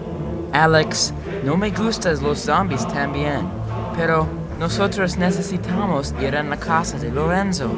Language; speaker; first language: Spanish; non-native, learner; English